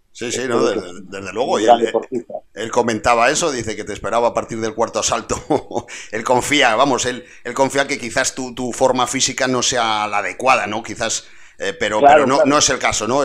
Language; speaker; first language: Spanish; native; Spanish